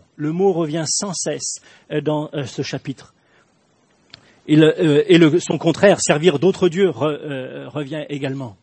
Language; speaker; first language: French; native; French